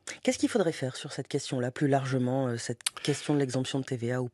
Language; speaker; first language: French; native; French